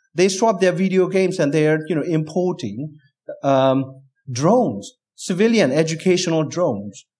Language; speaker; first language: English; non-native, fluent; Burmese